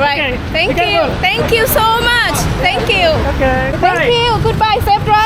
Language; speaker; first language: English; non-native, learner; Thai